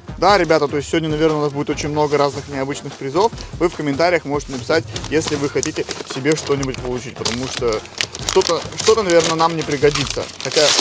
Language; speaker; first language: Russian; native; Russian